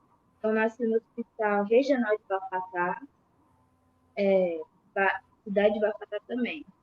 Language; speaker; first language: Portuguese; early bilingual, other home language; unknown